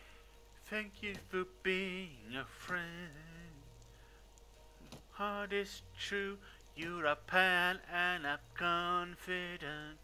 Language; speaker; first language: English; non-native, fluent; Swedish